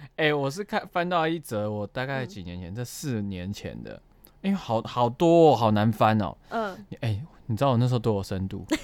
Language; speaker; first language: Chinese; native; Chinese